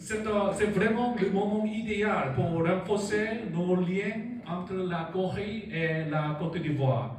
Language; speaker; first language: French; non-native, learner; Korean